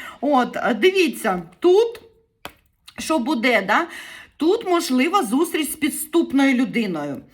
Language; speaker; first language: Ukrainian; native; Ukrainian